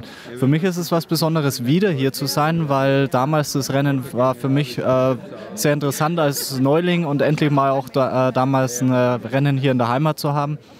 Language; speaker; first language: German; native; German